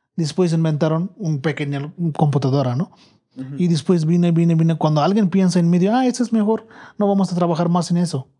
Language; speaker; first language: Spanish; non-native, learner; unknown